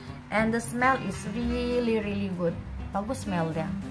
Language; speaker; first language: English; non-native, local second language; Malay